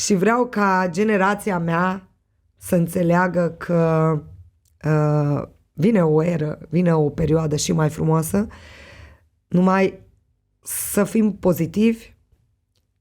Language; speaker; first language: Romanian; non-native, local second language; Hungarian